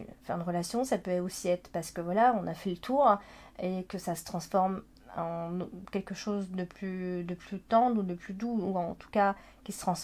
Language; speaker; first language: French; native; French